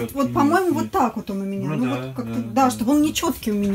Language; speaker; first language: Russian; native; Russian